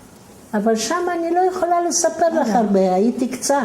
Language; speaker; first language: Hebrew; non-native, fluent; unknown